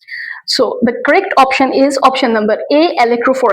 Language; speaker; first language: English; non-native, local second language; Urdu